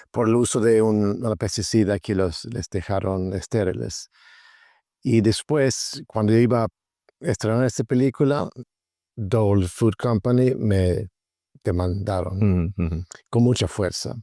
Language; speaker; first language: Spanish; non-native, fluent; Swedish